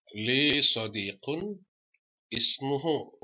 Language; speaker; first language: Arabic; non-native, fluent; Indonesian